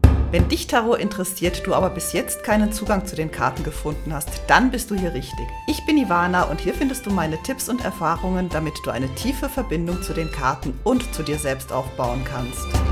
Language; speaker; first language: German; native; German